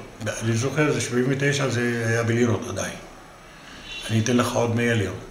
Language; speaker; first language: Hebrew; non-native, local second language; Arabic